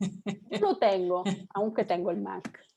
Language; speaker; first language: Spanish; non-native, fluent; Italian